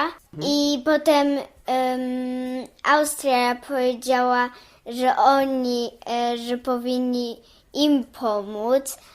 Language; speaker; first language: Polish; early bilingual, heritage; Polish